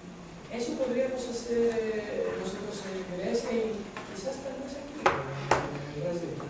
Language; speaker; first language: Spanish; non-native, fluent; Greek